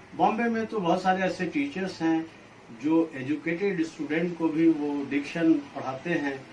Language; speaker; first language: Hindi; native; Hindi